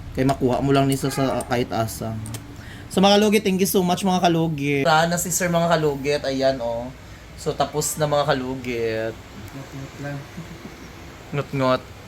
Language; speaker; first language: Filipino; non-native, local second language; Cebuano